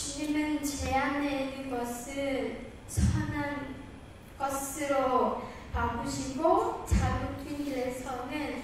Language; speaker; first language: Korean; non-native, learner; Khmer